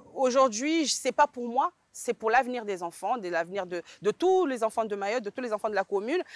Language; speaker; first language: French; native; French